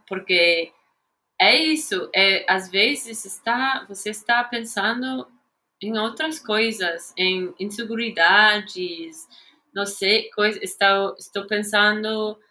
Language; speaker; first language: Portuguese; non-native, fluent; English